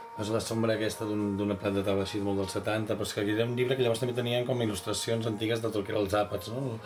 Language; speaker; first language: Catalan; native; Catalan